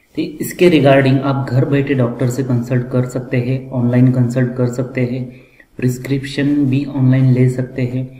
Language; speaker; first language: Hindi; non-native, local second language; Marathi